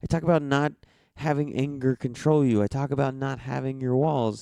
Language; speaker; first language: English; native; English